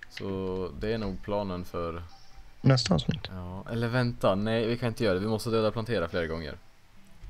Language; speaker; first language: Swedish; native; Swedish